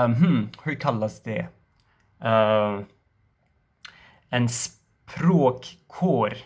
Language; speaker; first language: Swedish; non-native, learner; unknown